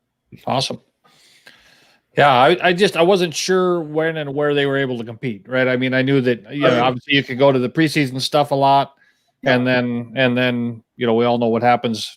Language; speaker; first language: English; native; English